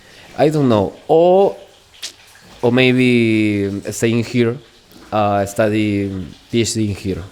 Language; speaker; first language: English; non-native, learner; Spanish